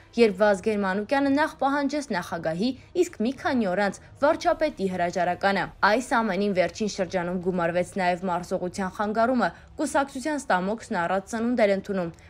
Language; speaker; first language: Armenian; native; Armenian